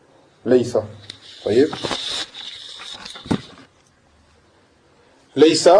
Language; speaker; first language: Arabic; non-native, fluent; French